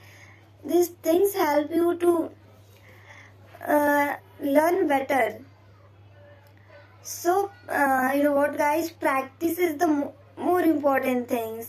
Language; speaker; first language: English; non-native, learner; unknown